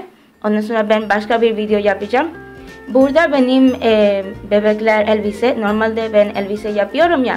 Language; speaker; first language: Turkish; early bilingual, heritage; Turkish